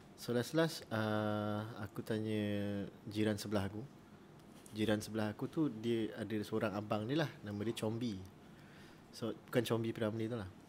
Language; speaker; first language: Malay; native; Malay